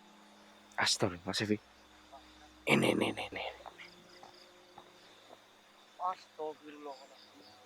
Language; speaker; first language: Indonesian; native; Indonesian